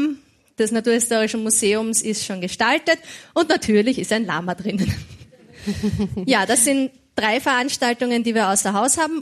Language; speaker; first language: German; native; German